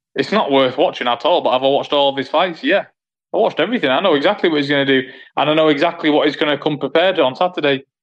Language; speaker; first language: English; native; English